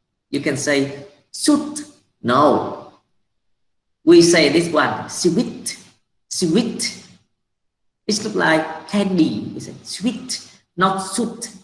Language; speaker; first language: English; non-native, fluent; Vietnamese